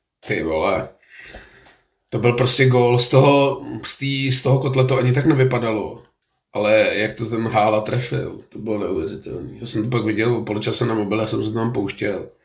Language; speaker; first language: Czech; native; Czech